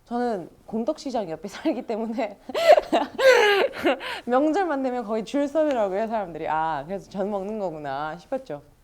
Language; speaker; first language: Korean; non-native, fluent; Arabic